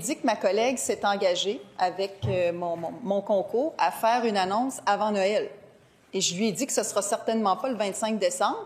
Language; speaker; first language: French; native; French